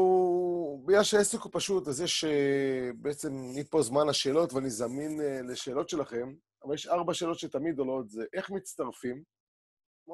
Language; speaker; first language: Hebrew; native; Hebrew